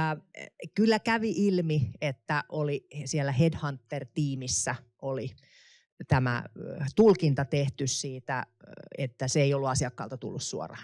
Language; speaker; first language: Finnish; native; Finnish